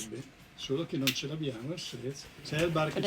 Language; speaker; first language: Italian; native; Italian